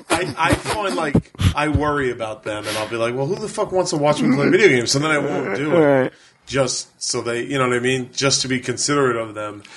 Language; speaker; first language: English; native; English